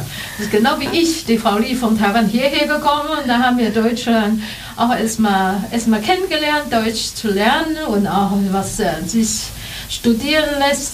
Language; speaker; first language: German; non-native, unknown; Chinese